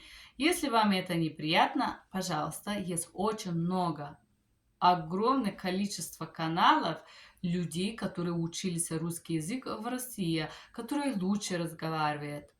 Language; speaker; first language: Russian; non-native, fluent; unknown